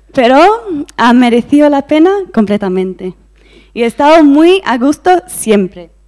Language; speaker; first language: Spanish; non-native, fluent; English